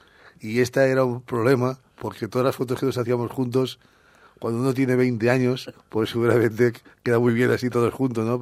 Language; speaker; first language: Spanish; native; Spanish